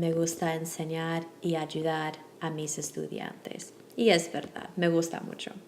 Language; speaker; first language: Spanish; non-native, fluent; English